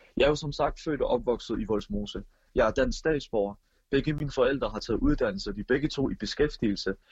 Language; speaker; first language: Danish; early bilingual, other home language; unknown